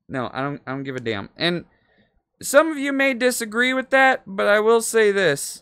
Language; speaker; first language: English; native; English